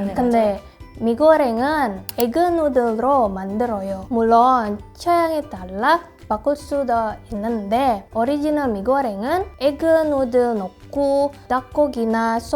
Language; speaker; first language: Korean; non-native, learner; Indonesian